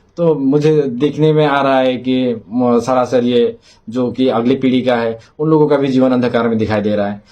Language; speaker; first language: Hindi; non-native, local second language; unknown